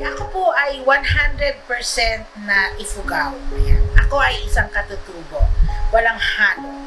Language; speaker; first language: Filipino; non-native, local second language; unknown